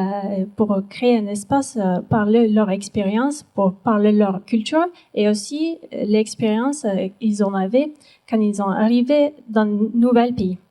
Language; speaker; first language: French; non-native, learner; Turkish